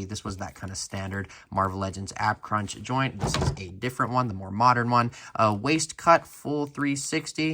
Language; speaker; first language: English; native; English